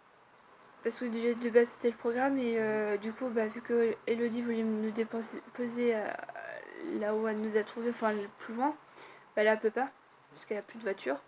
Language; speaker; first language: French; native; French